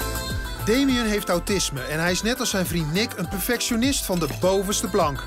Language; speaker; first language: Dutch; native; Dutch